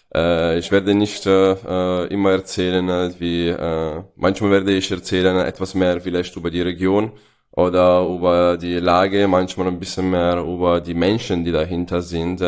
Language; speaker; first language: German; non-native, fluent; Italian